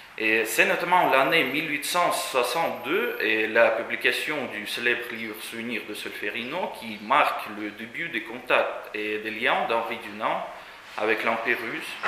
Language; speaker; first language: French; non-native, fluent; Russian